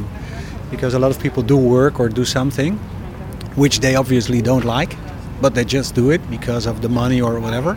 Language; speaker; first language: English; non-native, fluent; Dutch